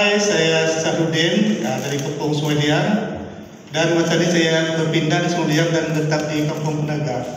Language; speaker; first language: Malay; native; Malay